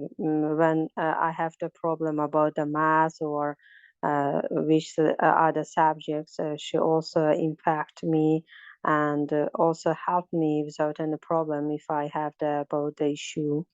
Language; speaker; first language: English; non-native, learner; Azerbaijani